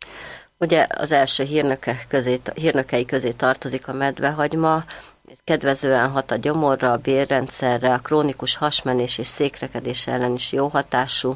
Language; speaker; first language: Hungarian; native; Hungarian